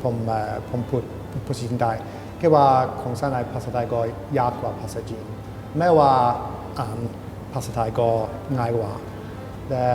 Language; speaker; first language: Thai; non-native, learner; English